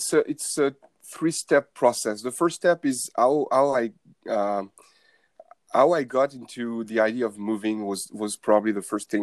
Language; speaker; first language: English; non-native, fluent; French